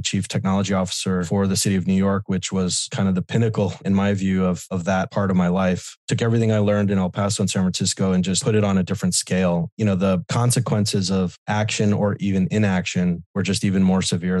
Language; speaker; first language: English; native; English